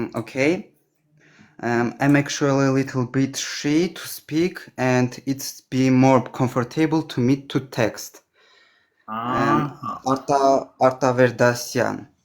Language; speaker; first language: English; non-native, learner; Armenian